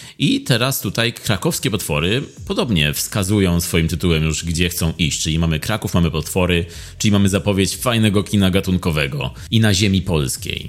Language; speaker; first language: Polish; native; Polish